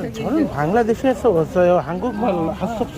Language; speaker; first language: Korean; non-native, learner; Bangla